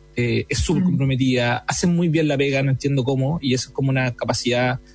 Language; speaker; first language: Spanish; native; Spanish